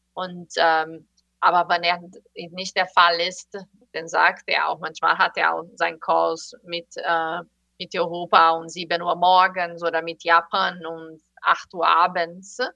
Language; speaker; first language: German; non-native, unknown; Portuguese